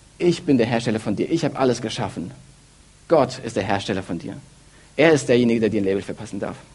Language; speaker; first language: German; early bilingual, other home language; Russian